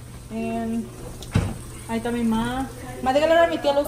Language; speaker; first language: Spanish; early bilingual, other home language; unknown